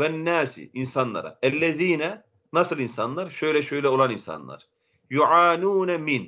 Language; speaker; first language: Turkish; native; Turkish